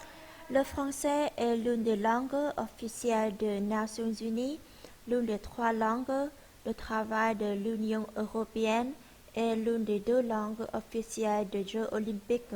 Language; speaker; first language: French; non-native, learner; Vietnamese